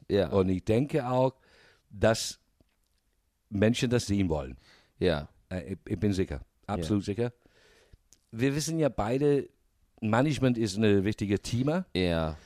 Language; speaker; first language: German; non-native, fluent; English